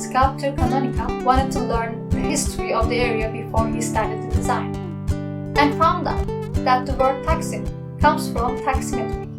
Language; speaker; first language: English; non-native, fluent; Turkish